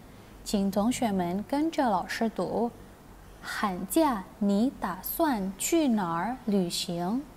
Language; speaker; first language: Chinese; non-native, fluent; Indonesian